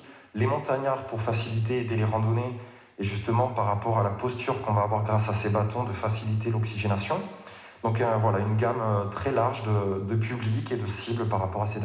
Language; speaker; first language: French; native; French